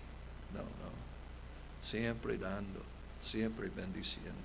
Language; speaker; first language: Spanish; non-native, fluent; English